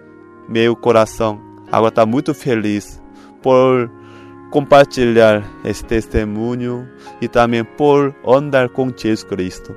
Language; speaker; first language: Portuguese; non-native, fluent; Korean